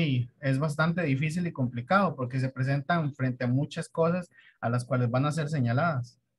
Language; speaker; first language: Spanish; native; Spanish